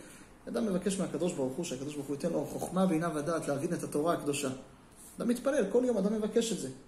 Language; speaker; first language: Hebrew; native; Hebrew